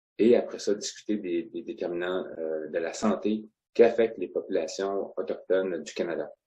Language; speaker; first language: French; non-native, local second language; Innu-aimun